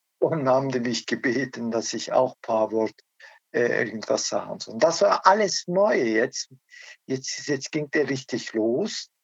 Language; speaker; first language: German; non-native, learner; Turkish